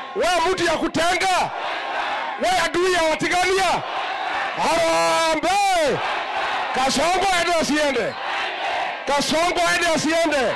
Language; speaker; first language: Swahili; non-native, local second language; Kikuyu